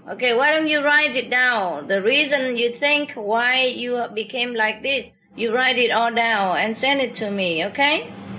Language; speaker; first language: English; non-native, fluent; Vietnamese